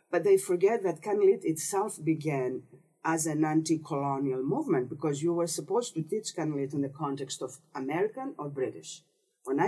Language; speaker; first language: English; non-native, fluent; Greek